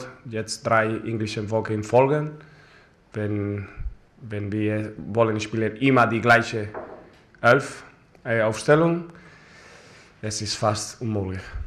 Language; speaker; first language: German; non-native, fluent; Spanish